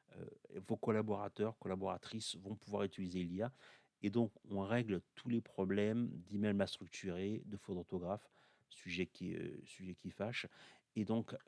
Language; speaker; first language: French; native; French